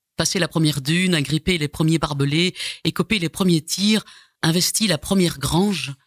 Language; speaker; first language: French; native; French